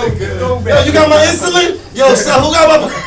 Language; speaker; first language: English; native; English